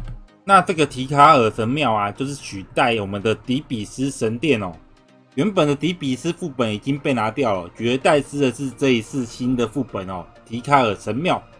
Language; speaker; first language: Chinese; native; Chinese